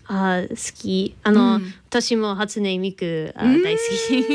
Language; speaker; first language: Japanese; non-native, learner; English